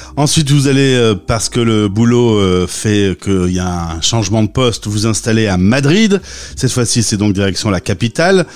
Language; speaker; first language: French; native; French